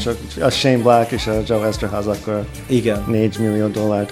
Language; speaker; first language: Hungarian; early bilingual, heritage; English